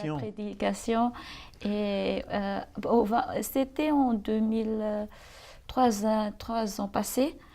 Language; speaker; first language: French; non-native, local second language; Malagasy